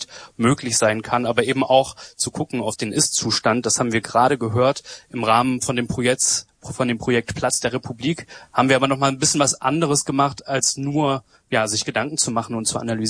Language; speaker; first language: German; native; German